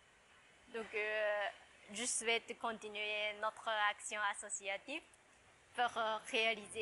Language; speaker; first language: French; non-native, fluent; Japanese